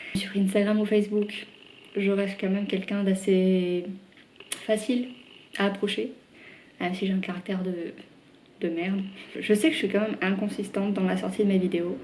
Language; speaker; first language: French; native; French